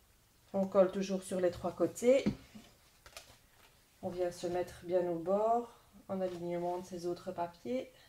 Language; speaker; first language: French; native; French